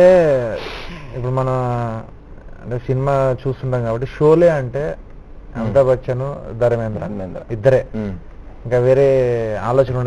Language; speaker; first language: Telugu; native; Telugu